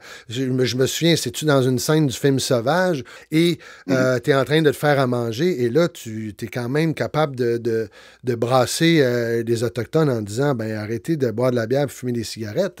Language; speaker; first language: French; native; French